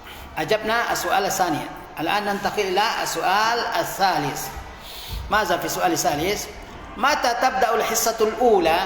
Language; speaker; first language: Arabic; non-native, fluent; Indonesian